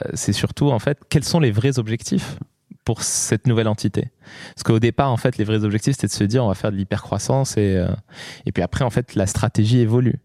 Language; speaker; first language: French; non-native, local second language; Arabic